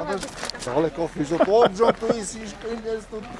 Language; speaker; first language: Russian; non-native, learner; Armenian